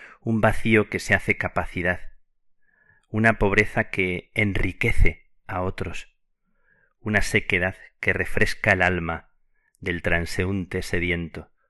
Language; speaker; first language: Spanish; native; Spanish